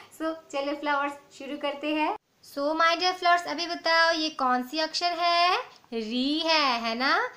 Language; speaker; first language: Hindi; non-native, local second language; Bangla